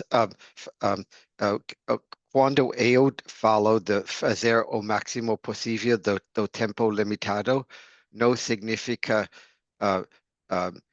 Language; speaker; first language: Portuguese; non-native, learner; English